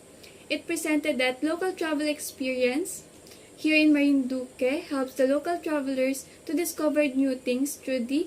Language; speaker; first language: English; non-native, local second language; Filipino